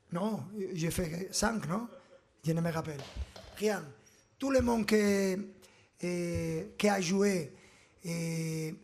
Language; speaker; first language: French; non-native, learner; Spanish